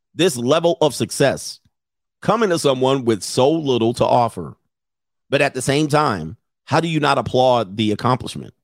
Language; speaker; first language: English; native; English